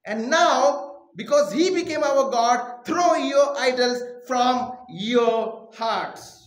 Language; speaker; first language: English; non-native, local second language; Marathi